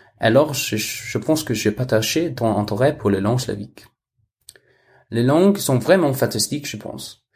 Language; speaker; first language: French; non-native, learner; Danish